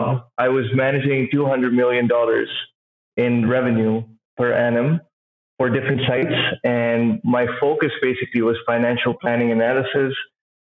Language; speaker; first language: English; non-native, local second language; Urdu